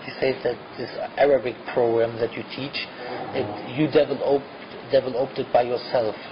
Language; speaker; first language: English; non-native, fluent; German